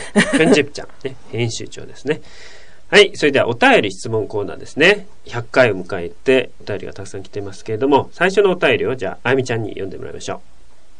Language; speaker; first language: Japanese; native; Japanese